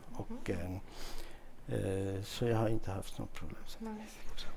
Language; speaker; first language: Swedish; non-native, fluent; Kurdish